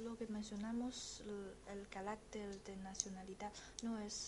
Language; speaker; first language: Spanish; non-native, fluent; Chinese